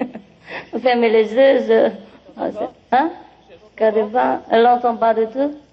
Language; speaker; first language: French; non-native, learner; Vietnamese